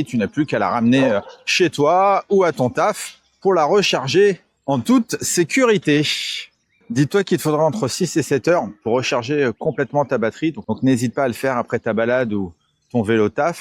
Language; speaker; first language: French; native; French